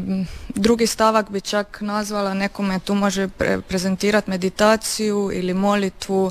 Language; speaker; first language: Serbian; native; Serbian